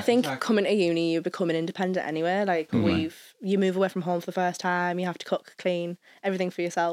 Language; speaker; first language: English; native; English